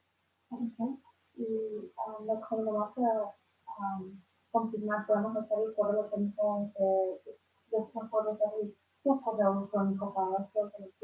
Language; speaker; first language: Spanish; early bilingual, other home language; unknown